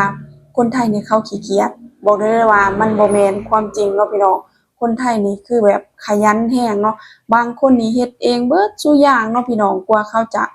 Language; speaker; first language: Thai; non-native, local second language; Lao